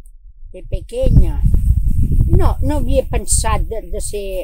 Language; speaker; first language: Spanish; non-native, local second language; Catalan